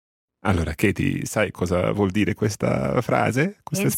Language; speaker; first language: Italian; non-native, fluent; English